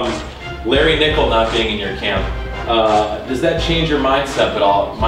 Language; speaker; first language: English; native; English